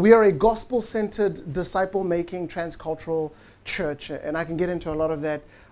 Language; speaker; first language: English; non-native, local second language; Tswana